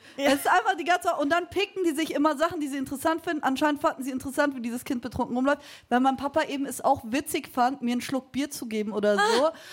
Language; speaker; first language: German; early bilingual, other home language; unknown